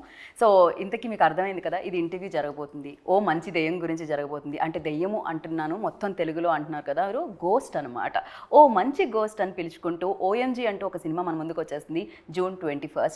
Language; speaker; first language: Telugu; native; Telugu